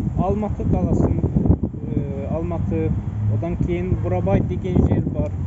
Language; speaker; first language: Kazakh; non-native, fluent; Azerbaijani